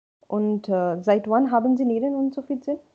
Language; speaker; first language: German; non-native, learner; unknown